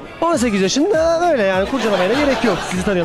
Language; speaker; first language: Turkish; native; Turkish